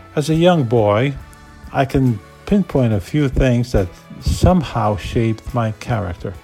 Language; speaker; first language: English; non-native, fluent; Polish